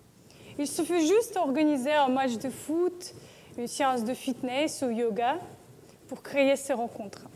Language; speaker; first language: French; non-native, learner; Russian